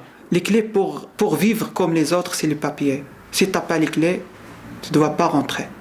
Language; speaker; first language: French; non-native, learner; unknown